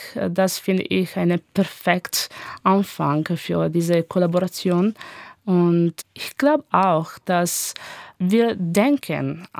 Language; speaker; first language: German; non-native, learner; Italian